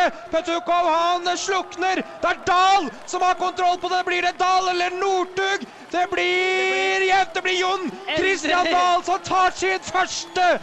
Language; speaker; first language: Norwegian; native; Norwegian